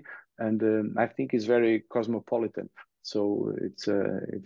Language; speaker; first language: English; early bilingual, other home language; Portuguese